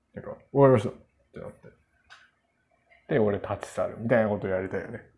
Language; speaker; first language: Japanese; non-native, fluent; Korean